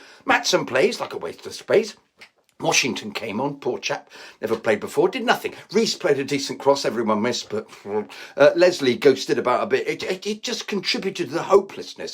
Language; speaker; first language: English; native; English